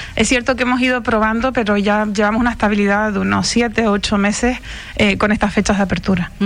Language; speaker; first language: Spanish; native; Spanish